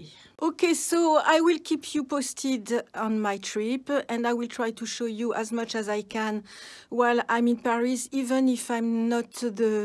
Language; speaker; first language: English; non-native, fluent; French